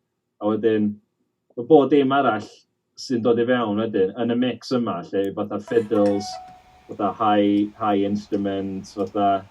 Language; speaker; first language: Welsh; native; Welsh